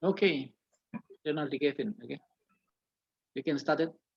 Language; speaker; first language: English; non-native, learner; Indonesian